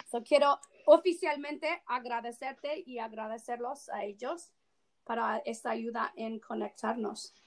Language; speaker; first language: Spanish; non-native, fluent; English